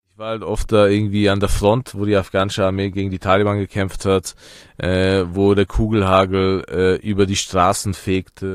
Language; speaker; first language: German; early bilingual, other home language; Persian